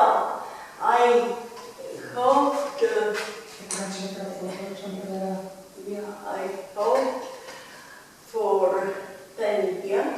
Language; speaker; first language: English; non-native, learner; Latvian